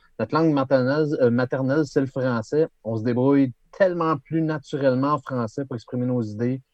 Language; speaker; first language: French; native; French